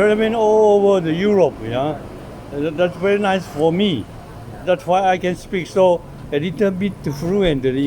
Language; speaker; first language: English; non-native, learner; Chinese